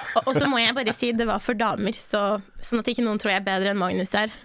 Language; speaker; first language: Norwegian; early bilingual, other home language; Persian